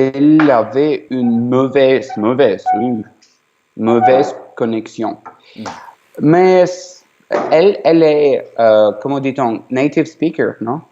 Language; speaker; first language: French; non-native, learner; Ukrainian